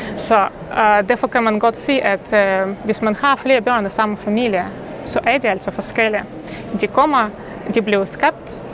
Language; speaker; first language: Danish; non-native, fluent; Russian